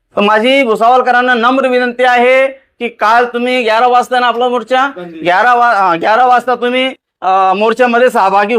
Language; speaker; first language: Marathi; non-native, local second language; Urdu